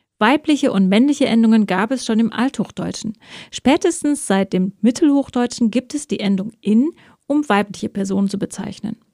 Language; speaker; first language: German; early bilingual, other home language; Persian